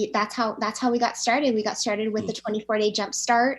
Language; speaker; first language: English; native; English